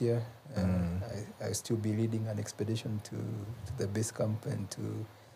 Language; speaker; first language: English; non-native, local second language; Kikuyu